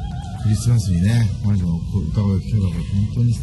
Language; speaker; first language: Japanese; native; Japanese